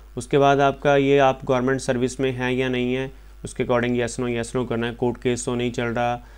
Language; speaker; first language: Hindi; non-native, local second language; Punjabi